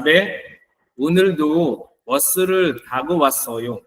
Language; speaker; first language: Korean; non-native, fluent; Filipino